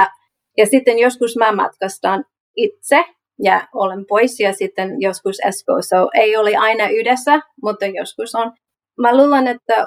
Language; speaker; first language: Finnish; non-native, learner; English